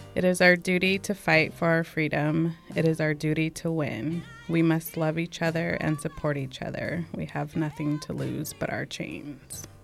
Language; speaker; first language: English; early bilingual, other home language; Amharic